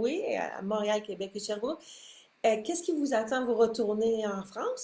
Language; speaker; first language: French; native; French